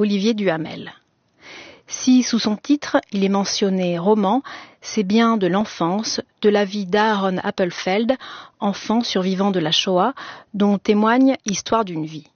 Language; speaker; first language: French; native; French